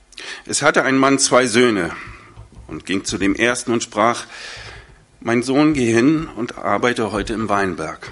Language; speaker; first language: German; native; German